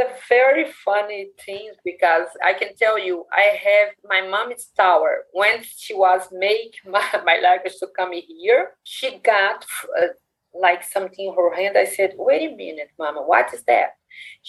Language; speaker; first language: English; non-native, learner; Portuguese